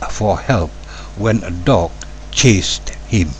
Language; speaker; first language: English; non-native, local second language; Malay